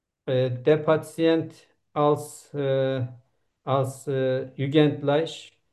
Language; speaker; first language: German; non-native, learner; Turkish